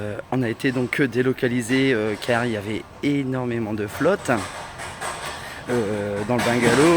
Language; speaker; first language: French; native; French